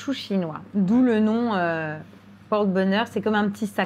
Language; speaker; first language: French; native; French